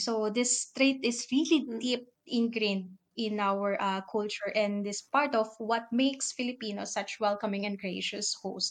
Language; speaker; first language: English; non-native, local second language; Filipino